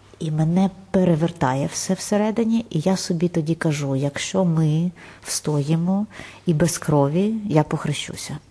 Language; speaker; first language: Ukrainian; non-native, local second language; Russian